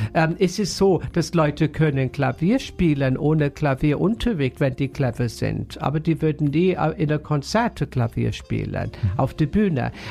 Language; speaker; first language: German; non-native, fluent; English